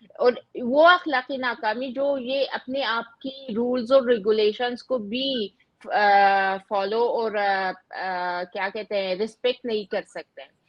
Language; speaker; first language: Hindi; non-native, fluent; Persian